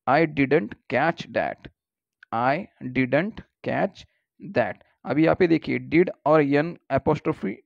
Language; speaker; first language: Hindi; native; Hindi